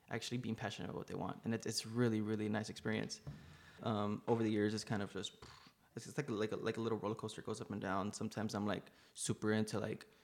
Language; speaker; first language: English; native; English